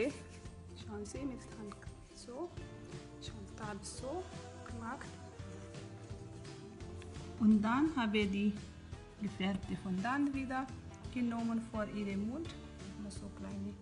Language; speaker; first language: German; non-native, learner; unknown